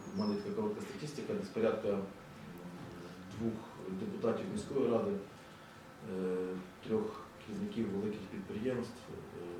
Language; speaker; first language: Ukrainian; native; Ukrainian